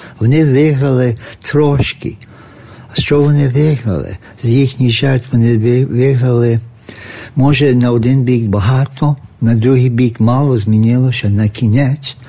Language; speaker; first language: Ukrainian; early bilingual, heritage; Ukrainian